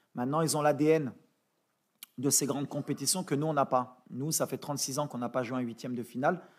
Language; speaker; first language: French; early bilingual, other home language; Arabic